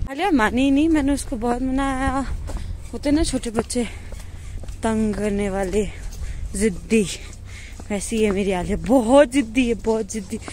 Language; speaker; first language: Hindi; native; Hindi